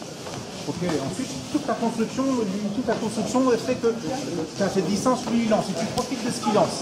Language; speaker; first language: French; native; French